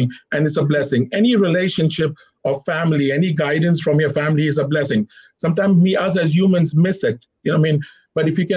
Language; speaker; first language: English; non-native, local second language; Hindi